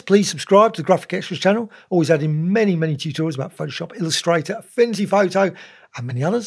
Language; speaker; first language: English; native; English